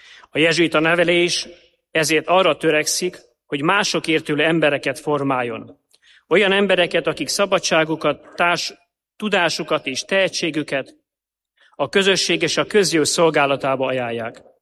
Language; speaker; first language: Hungarian; native; Hungarian